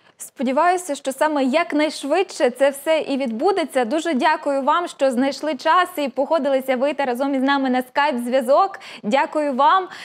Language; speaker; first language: Ukrainian; native; Ukrainian